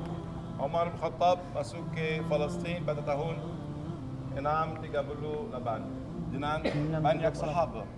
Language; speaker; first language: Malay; non-native, learner; Arabic